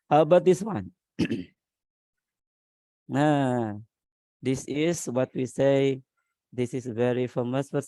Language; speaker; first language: English; non-native, learner; Indonesian